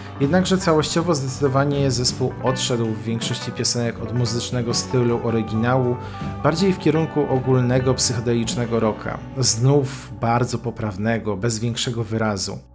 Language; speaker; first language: Polish; native; Polish